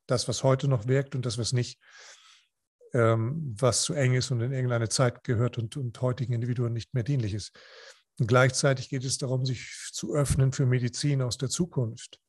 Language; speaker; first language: German; non-native, fluent; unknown